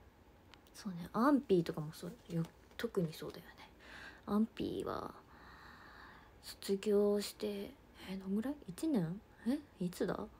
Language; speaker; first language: Japanese; native; Japanese